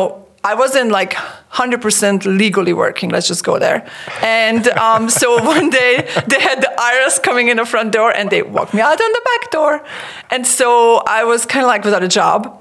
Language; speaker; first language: English; non-native, fluent; Hungarian